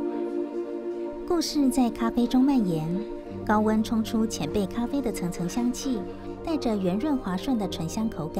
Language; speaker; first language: Chinese; native; Chinese